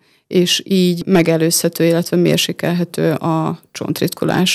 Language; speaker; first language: Hungarian; native; Hungarian